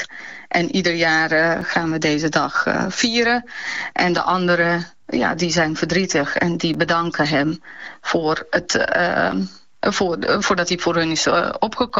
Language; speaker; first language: Dutch; early bilingual, other home language; Bosnian